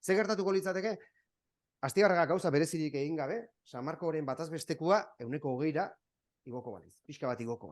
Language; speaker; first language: Basque; native; Basque